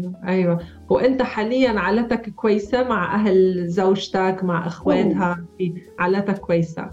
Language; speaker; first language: Arabic; native; Arabic